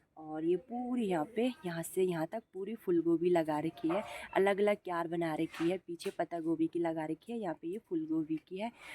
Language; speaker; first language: Hindi; non-native, local second language; Garhwali